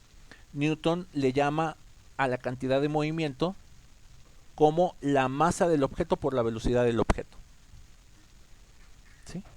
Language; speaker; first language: Spanish; native; Spanish